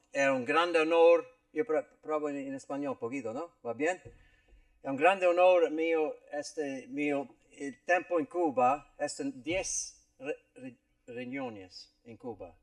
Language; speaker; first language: Spanish; non-native, learner; English